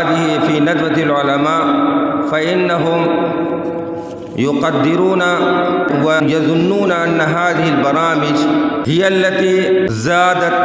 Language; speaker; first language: Arabic; non-native, fluent; Urdu